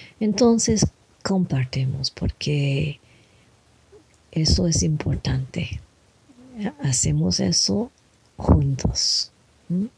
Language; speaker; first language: Spanish; non-native, learner; English